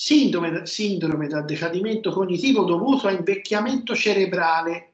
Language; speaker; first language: Italian; native; Italian